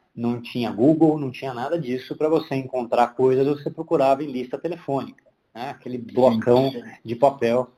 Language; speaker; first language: Portuguese; native; Portuguese